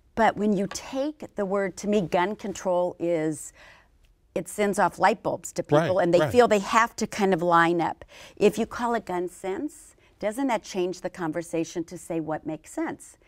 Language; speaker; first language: English; native; English